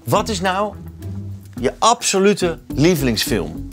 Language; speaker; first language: Dutch; native; Dutch